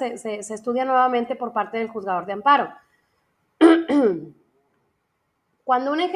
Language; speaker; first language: Spanish; native; Spanish